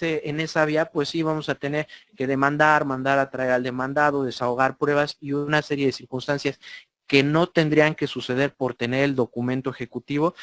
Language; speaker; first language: Spanish; native; Spanish